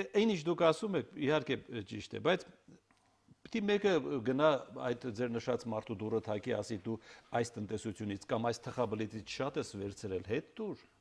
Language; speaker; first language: Armenian; native; Armenian